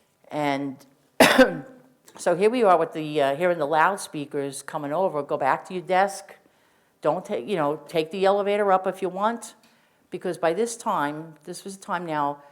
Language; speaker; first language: English; native; English